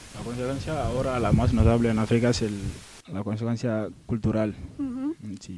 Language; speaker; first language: Spanish; non-native, learner; Wolof